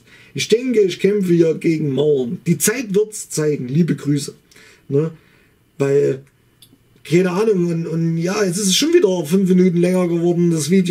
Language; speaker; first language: German; native; German